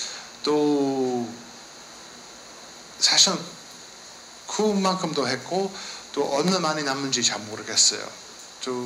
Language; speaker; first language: Korean; non-native, learner; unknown